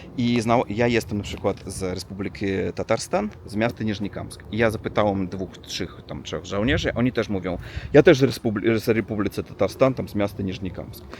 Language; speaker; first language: Polish; non-native, learner; Russian